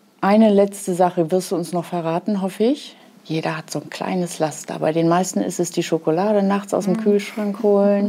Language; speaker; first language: German; native; German